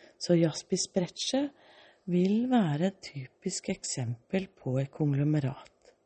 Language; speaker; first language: Norwegian; early bilingual, other home language; Danish